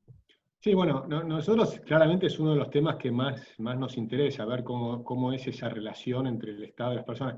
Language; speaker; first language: Spanish; native; Spanish